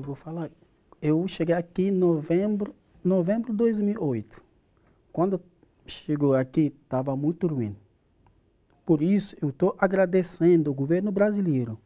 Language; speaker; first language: Portuguese; non-native, learner; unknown